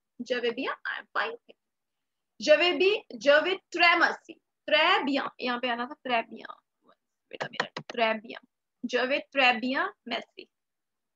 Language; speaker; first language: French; non-native, learner; Hindi